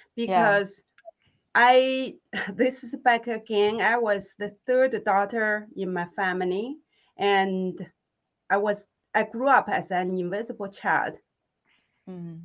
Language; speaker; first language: English; non-native, fluent; Chinese